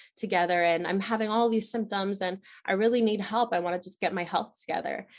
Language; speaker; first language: English; native; English